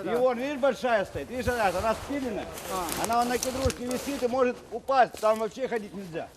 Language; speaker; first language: Russian; native; Russian